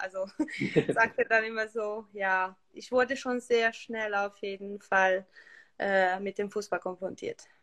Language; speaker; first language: German; non-native, fluent; Hungarian